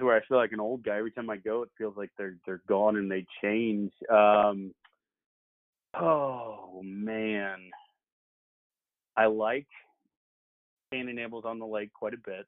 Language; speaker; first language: English; native; English